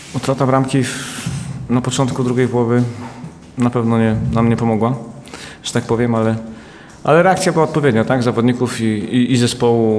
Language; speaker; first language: Polish; native; Polish